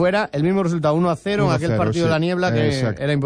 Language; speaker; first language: Spanish; native; Spanish